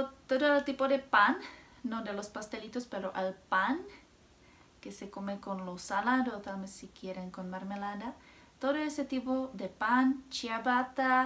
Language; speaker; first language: Spanish; non-native, fluent; Czech